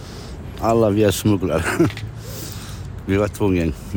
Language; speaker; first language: Swedish; non-native, fluent; Kurdish